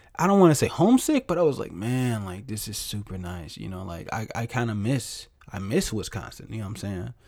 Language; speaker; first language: English; native; English